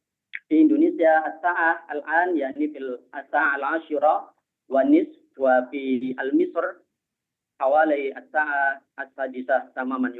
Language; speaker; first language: Arabic; non-native, fluent; Indonesian